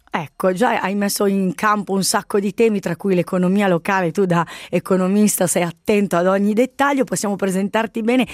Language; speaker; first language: Italian; native; Italian